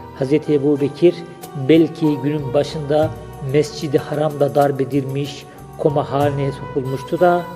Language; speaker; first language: Turkish; native; Turkish